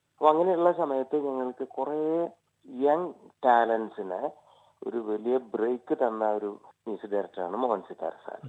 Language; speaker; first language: Malayalam; native; Malayalam